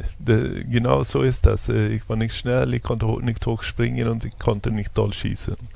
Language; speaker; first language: German; non-native, fluent; Swedish